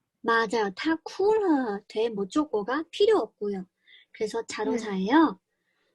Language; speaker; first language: Korean; non-native, fluent; Chinese